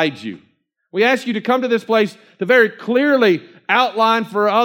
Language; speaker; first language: English; native; English